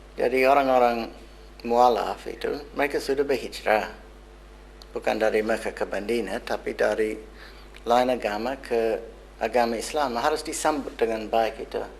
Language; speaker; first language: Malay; non-native, fluent; English